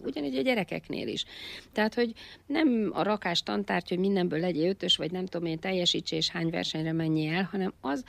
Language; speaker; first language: Hungarian; native; Hungarian